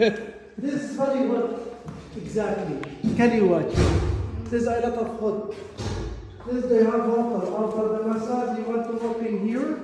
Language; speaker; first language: English; non-native, learner; Arabic